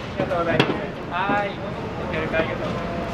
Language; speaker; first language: Japanese; native; Japanese